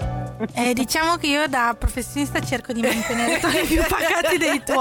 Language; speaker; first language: Italian; native; Italian